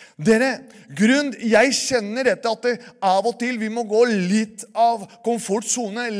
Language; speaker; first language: Norwegian; non-native, fluent; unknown